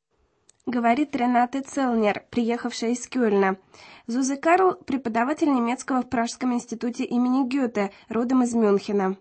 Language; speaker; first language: Russian; native; Russian